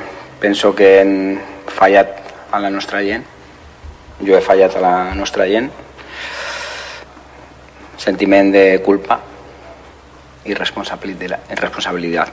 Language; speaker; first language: Catalan; non-native, fluent; Spanish